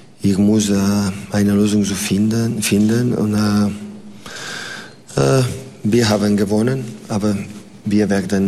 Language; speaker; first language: German; non-native, learner; Dutch